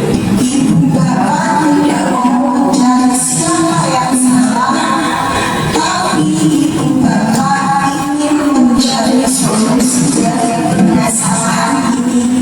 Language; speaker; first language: Indonesian; native; Indonesian